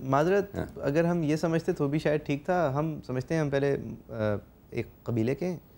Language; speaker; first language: Urdu; native; Urdu